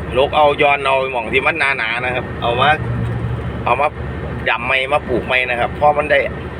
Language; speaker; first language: Thai; non-native, local second language; Northeastern Thai